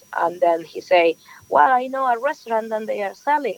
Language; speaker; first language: English; non-native, learner; Spanish